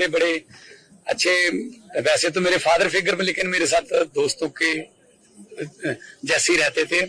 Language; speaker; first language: Hindi; non-native, local second language; Punjabi